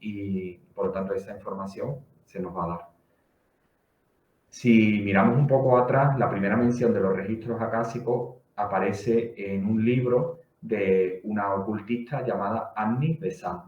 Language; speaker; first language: Spanish; native; Spanish